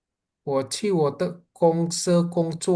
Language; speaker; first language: Chinese; non-native, learner; Indonesian